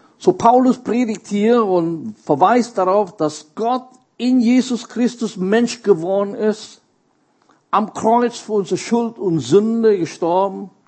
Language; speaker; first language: German; non-native, fluent; Indonesian